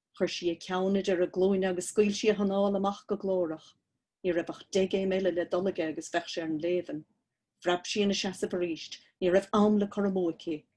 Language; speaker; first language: Irish; native; Irish